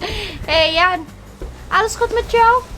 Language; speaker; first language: Dutch; non-native, learner; Indonesian